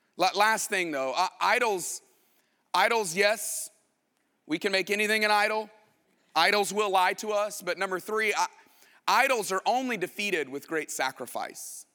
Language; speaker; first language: English; native; English